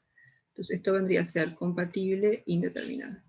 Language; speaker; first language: Spanish; native; Spanish